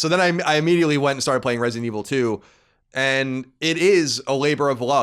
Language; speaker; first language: English; native; English